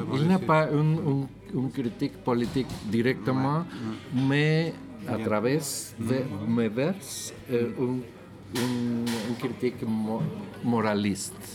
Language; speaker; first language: French; non-native, learner; Spanish